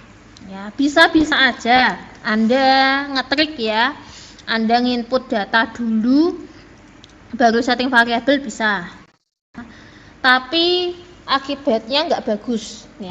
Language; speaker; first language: Indonesian; native; Indonesian